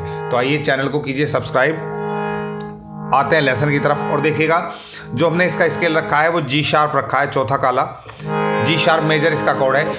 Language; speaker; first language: Hindi; native; Hindi